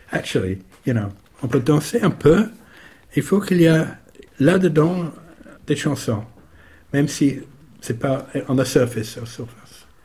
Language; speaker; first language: French; non-native, learner; English